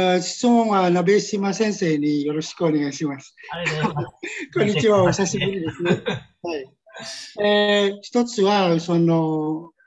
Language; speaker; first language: Japanese; non-native, fluent; Indonesian